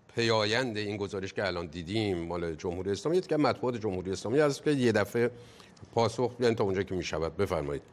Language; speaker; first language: Persian; native; Persian